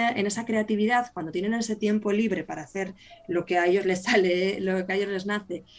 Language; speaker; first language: Spanish; native; Spanish